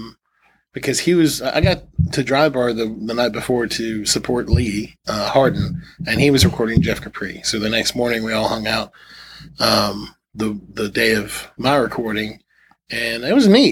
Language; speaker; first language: English; native; English